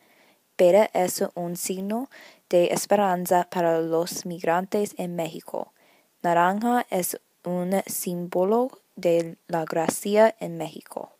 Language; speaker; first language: Spanish; non-native, learner; English